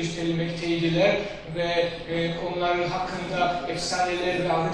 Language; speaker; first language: Turkish; non-native, fluent; Georgian